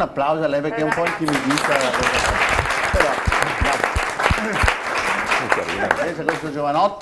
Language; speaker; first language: Italian; native; Italian